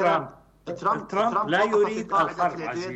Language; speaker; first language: Arabic; native; Arabic